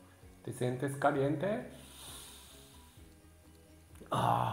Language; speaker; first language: Spanish; non-native, learner; Japanese